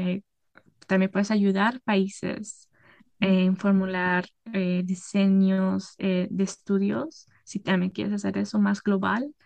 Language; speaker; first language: Spanish; early bilingual, heritage; Spanish